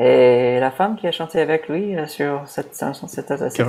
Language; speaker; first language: French; non-native, learner; English